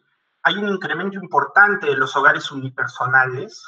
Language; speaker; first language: Spanish; native; Spanish